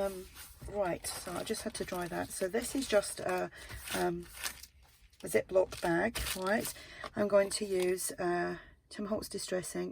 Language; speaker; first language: English; native; English